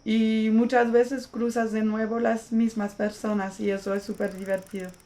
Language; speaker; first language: Spanish; non-native, fluent; French